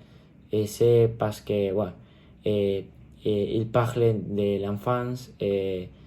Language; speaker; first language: French; non-native, learner; Spanish